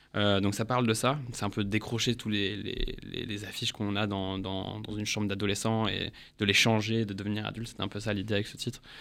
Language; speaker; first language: French; early bilingual, heritage; English